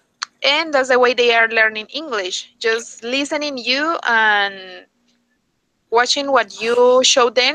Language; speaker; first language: English; non-native, fluent; Spanish